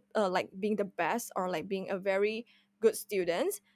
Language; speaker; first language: English; non-native, fluent; Indonesian